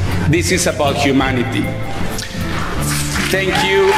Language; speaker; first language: English; non-native, fluent; Spanish